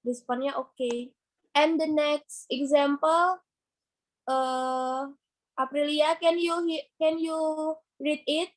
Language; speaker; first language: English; non-native, learner; Indonesian